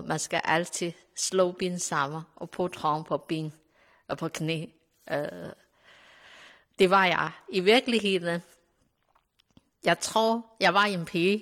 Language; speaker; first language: Danish; non-native, learner; Chinese